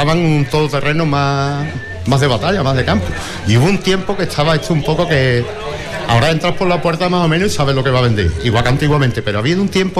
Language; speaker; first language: Spanish; native; Spanish